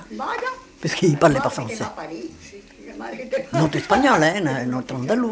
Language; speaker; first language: French; non-native, fluent; Spanish